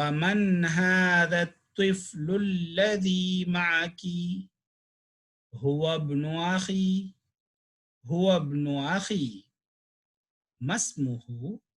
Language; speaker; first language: Arabic; non-native, fluent; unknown